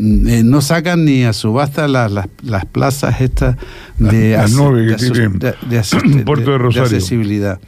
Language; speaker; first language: Spanish; native; Spanish